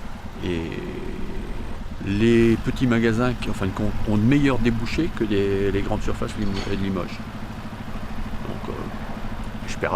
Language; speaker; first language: French; native; French